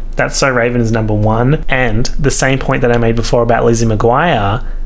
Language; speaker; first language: English; native; English